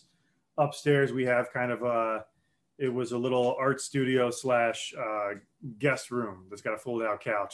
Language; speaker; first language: English; native; English